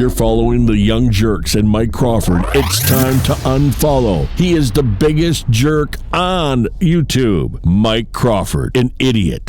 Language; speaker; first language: English; native; English